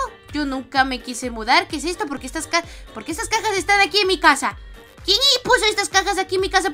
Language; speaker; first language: Spanish; native; Spanish